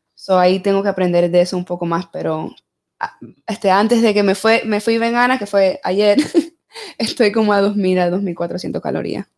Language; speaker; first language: Spanish; early bilingual, other home language; English